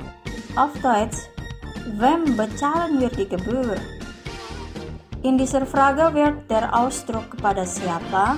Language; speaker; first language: German; non-native, fluent; Indonesian